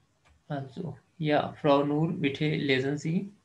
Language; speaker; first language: German; non-native, fluent; Urdu